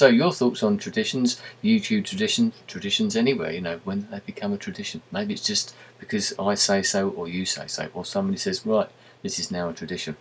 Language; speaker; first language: English; native; English